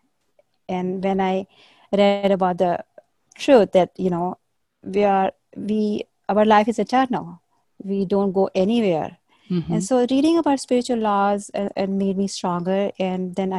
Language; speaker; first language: English; non-native, local second language; Hindi